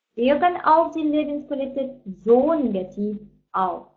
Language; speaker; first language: German; non-native, fluent; Russian